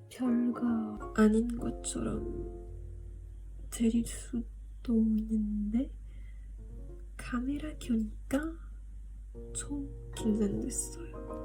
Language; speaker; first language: Korean; non-native, learner; French